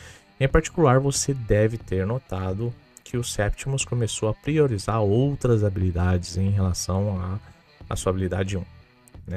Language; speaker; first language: Portuguese; native; Portuguese